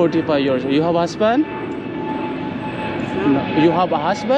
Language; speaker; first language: English; non-native, learner; Filipino